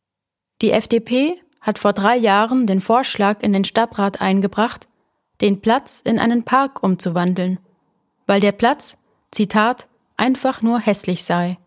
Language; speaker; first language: German; native; German